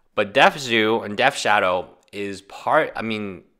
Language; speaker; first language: English; native; English